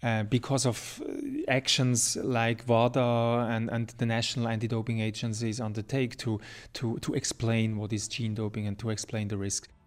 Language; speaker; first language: English; non-native, fluent; German